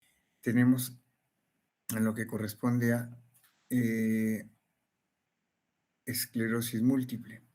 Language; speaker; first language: Spanish; native; Spanish